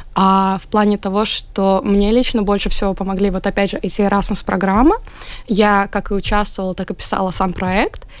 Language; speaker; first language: Russian; native; Russian